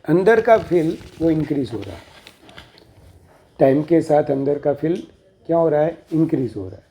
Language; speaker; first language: Hindi; non-native, local second language; Gujarati